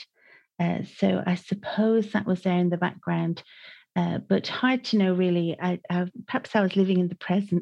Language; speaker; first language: English; native; English